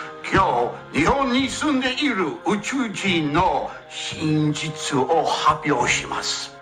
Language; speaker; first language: Japanese; non-native, learner; English